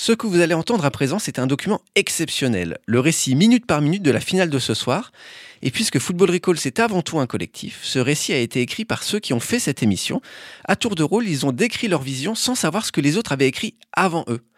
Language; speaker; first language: French; native; French